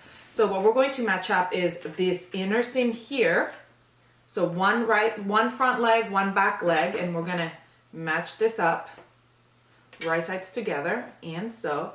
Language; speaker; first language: English; native; English